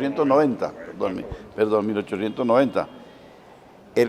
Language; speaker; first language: Spanish; native; Spanish